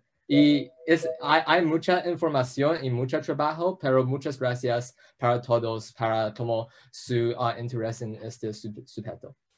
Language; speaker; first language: Spanish; non-native, learner; English